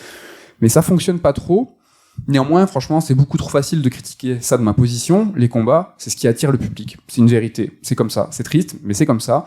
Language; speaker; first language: French; native; French